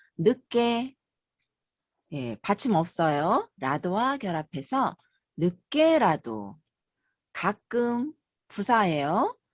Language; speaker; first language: Korean; native; Korean